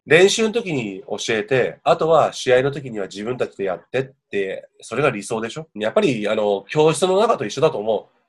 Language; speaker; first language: Japanese; native; Japanese